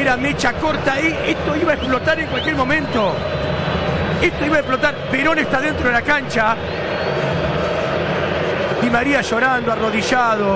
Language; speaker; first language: Spanish; native; Spanish